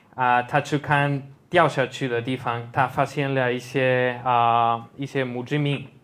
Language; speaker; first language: Chinese; non-native, fluent; Spanish